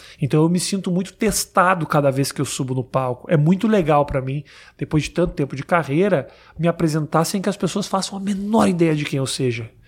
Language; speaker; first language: Portuguese; native; Portuguese